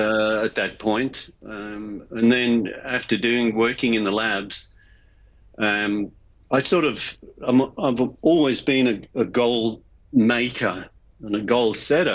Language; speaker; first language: English; native; English